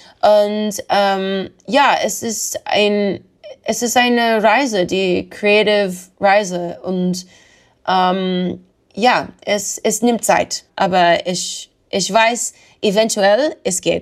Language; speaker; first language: German; non-native, learner; English